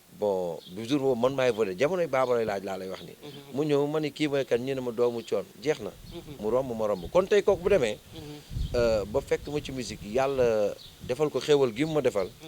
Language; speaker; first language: Wolof; non-native, local second language; Fula